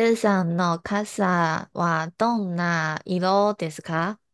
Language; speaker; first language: Japanese; non-native, learner; Chinese